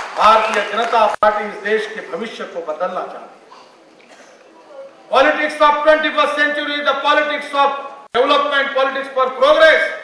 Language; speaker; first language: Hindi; non-native, local second language; Marathi